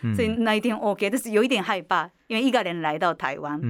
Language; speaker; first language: Chinese; non-native, fluent; Japanese